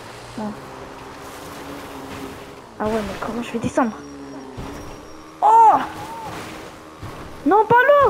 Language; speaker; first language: French; native; French